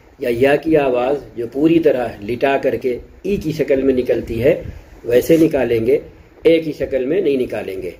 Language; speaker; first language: Urdu; native; Urdu